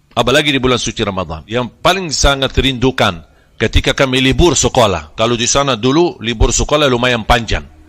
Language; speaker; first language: Malay; non-native, fluent; Arabic